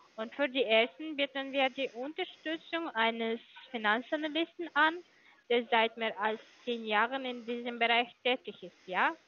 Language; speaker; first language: German; non-native, learner; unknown